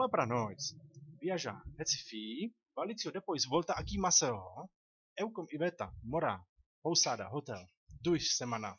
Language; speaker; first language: Portuguese; non-native, learner; Czech